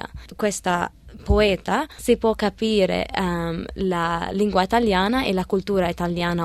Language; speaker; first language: Italian; early bilingual, other home language; Arabic